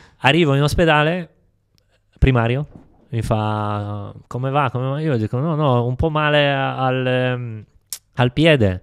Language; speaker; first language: Italian; non-native, fluent; Polish